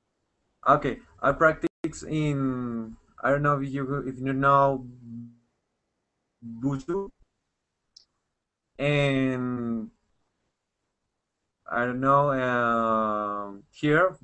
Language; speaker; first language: English; non-native, learner; Spanish